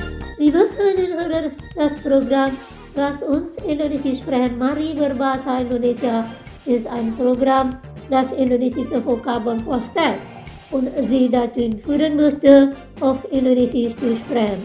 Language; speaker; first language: German; non-native, fluent; Indonesian